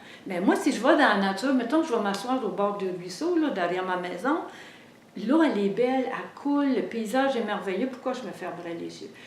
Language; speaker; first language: French; native; French